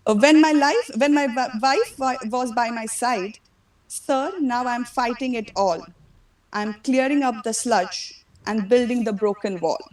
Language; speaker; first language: English; non-native, local second language; Marathi